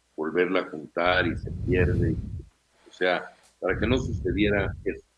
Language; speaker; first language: Spanish; native; Spanish